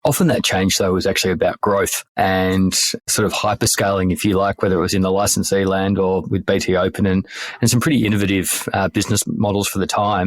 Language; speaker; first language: English; native; English